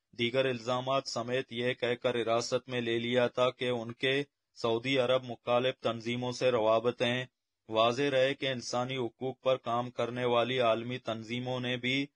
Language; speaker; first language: Urdu; non-native, local second language; Baluchi